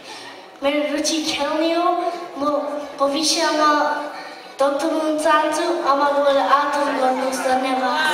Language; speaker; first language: Nepali; early bilingual, heritage; Nepali